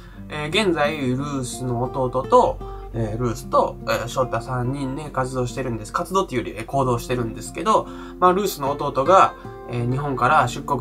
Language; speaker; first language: Japanese; native; Japanese